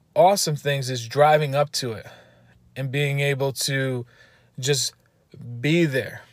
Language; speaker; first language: English; native; English